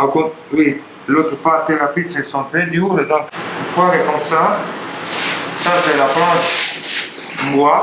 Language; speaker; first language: French; non-native, learner; Italian